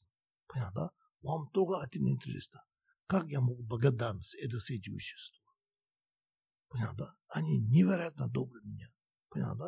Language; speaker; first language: Russian; non-native, learner; Tibetan